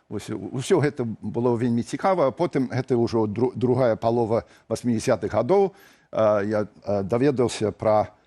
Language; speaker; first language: Belarusian; non-native, fluent; English